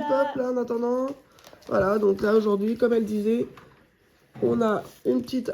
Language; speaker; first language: French; native; French